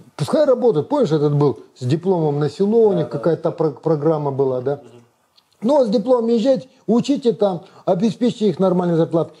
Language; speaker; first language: Russian; non-native, local second language; Kazakh